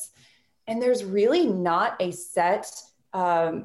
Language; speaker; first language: English; native; English